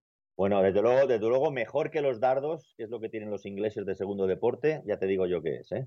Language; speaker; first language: Spanish; native; Spanish